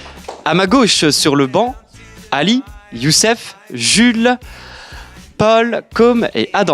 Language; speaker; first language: French; native; French